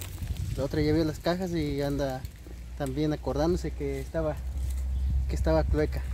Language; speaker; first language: Spanish; native; Spanish